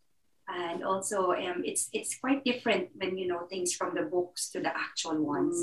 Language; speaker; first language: English; non-native, local second language; Filipino